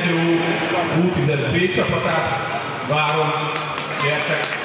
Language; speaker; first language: Hungarian; native; Hungarian